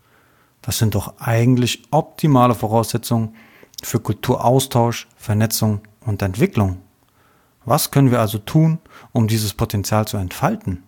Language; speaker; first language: German; native; German